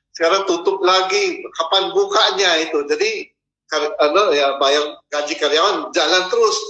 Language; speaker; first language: Indonesian; non-native, fluent; Filipino